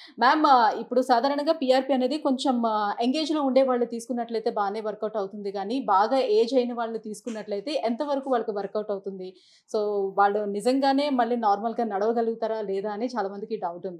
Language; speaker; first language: Telugu; native; Telugu